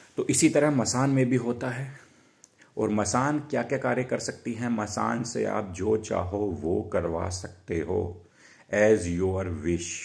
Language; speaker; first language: Hindi; native; Hindi